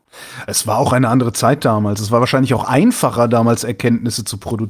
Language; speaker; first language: German; native; German